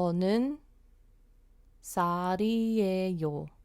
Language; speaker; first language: Korean; non-native, fluent; English